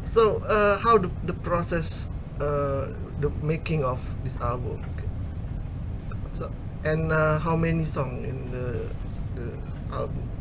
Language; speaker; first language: English; non-native, learner; Indonesian